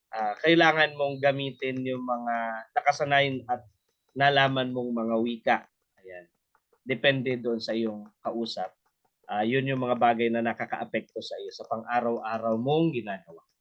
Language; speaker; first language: Filipino; non-native, local second language; Bikol